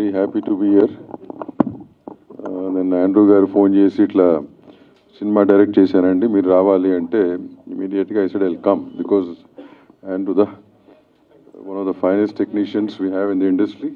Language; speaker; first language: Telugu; native; Telugu